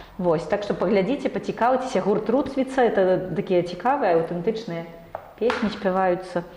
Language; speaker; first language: Belarusian; non-native, local second language; Russian